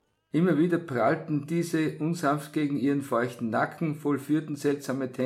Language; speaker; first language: German; native; German